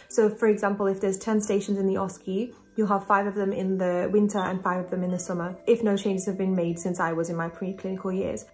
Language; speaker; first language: English; native; English